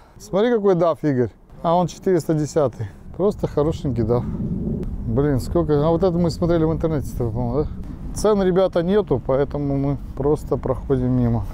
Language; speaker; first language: Russian; native; Russian